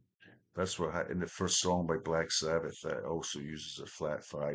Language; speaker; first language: English; native; English